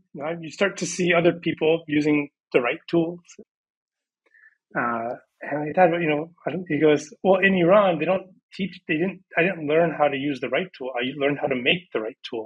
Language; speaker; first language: English; early bilingual, other home language; Persian